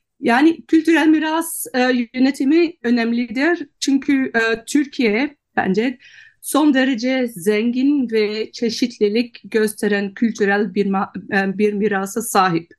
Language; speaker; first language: Turkish; non-native, fluent; Dutch